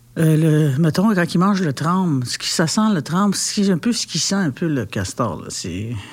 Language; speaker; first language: French; non-native, local second language; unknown